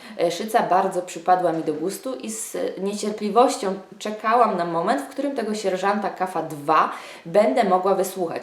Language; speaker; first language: Polish; native; Polish